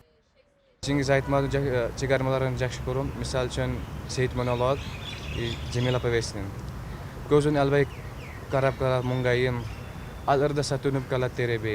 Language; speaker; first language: Kyrgyz; non-native, learner; Hindi